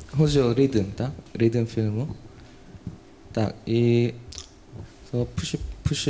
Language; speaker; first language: Polish; non-native, learner; Korean